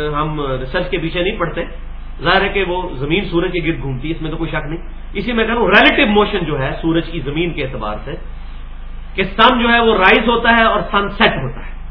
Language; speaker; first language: Urdu; non-native, local second language; Punjabi